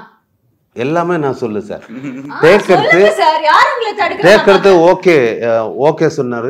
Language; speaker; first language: Tamil; non-native, learner; Malayalam